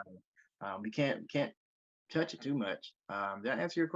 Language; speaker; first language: English; native; English